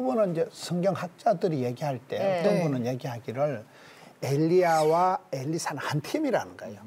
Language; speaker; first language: Korean; native; Korean